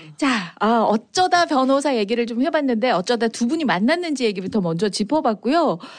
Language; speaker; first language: Korean; native; Korean